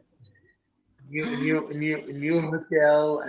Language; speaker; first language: English; non-native, learner; Arabic